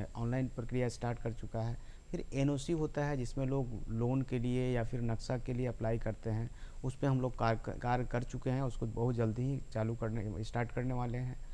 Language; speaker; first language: Hindi; native; Hindi